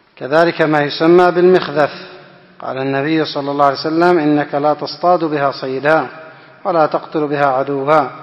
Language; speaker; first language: Arabic; non-native, fluent; Indonesian